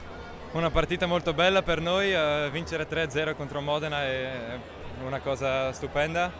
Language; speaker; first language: Italian; non-native, fluent; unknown